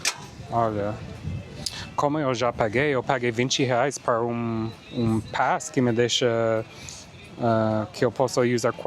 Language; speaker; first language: Portuguese; non-native, fluent; English